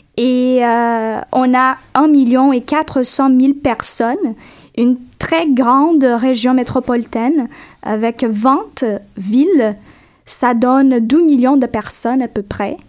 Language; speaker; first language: French; non-native, fluent; Portuguese